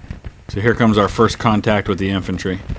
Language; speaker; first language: English; native; English